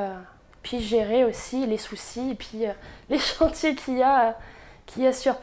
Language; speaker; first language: French; native; French